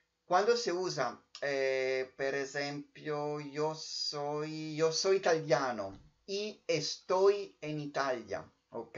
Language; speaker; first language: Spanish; non-native, fluent; Italian